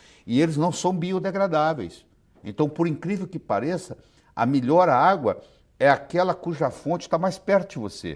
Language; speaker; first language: Portuguese; native; Portuguese